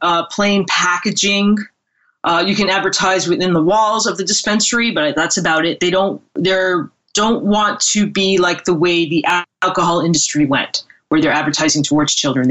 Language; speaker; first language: English; native; English